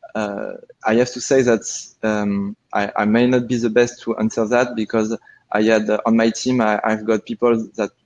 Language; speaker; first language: English; non-native, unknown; French